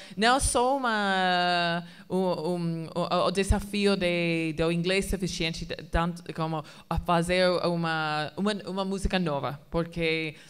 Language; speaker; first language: Portuguese; non-native, fluent; English